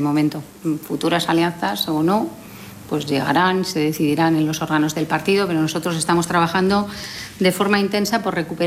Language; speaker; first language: Spanish; non-native, fluent; French